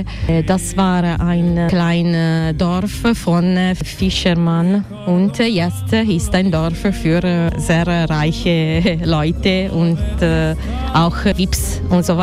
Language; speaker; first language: German; non-native, learner; Italian